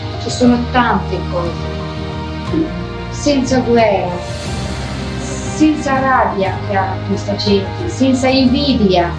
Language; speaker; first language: Italian; non-native, learner; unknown